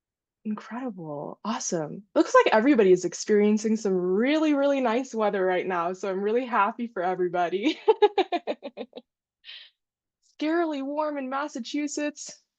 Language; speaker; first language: English; native; English